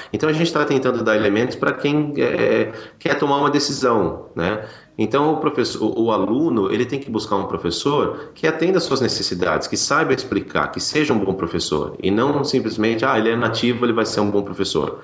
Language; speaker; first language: Portuguese; native; Portuguese